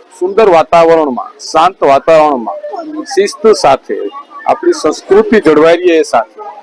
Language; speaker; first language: Gujarati; native; Gujarati